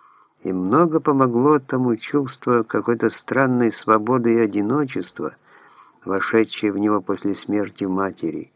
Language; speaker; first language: Russian; native; Russian